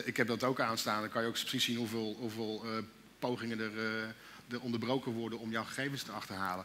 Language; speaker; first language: Dutch; native; Dutch